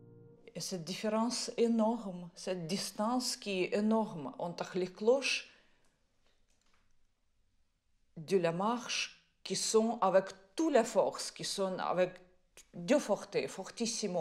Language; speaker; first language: French; non-native, fluent; Russian